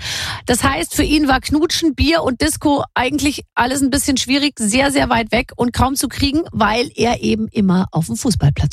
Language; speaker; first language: German; native; German